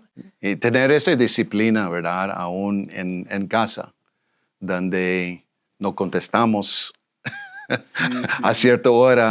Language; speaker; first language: Spanish; non-native, fluent; English